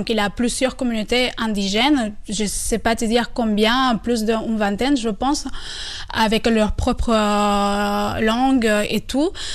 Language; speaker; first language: French; non-native, fluent; Spanish